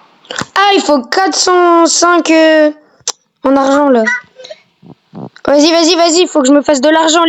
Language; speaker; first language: French; native; French